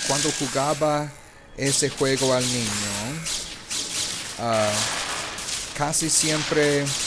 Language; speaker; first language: Spanish; non-native, learner; English